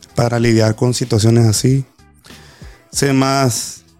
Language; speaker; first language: Spanish; native; Spanish